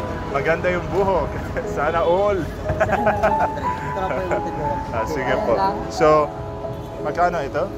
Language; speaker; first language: Filipino; non-native, learner; Arabic